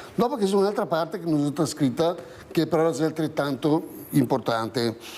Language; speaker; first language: Italian; native; Italian